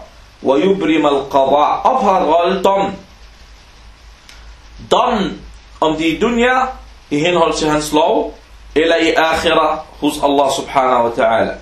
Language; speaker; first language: Danish; non-native, fluent; Arabic